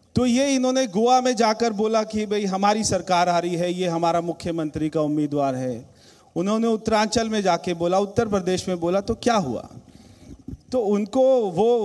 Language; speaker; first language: Hindi; native; Hindi